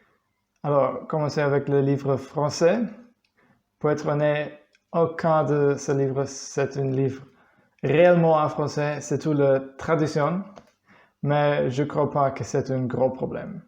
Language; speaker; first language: French; non-native, learner; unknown